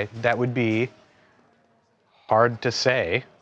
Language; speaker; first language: English; native; English